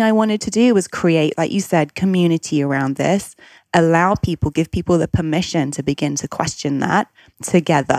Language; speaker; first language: English; native; English